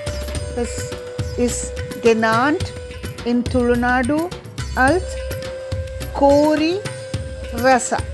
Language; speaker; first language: German; non-native, learner; Tulu